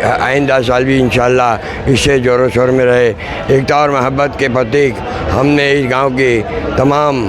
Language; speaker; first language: Hindi; non-native, local second language; Gujarati